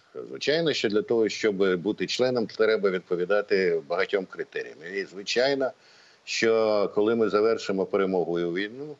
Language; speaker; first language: Ukrainian; native; Ukrainian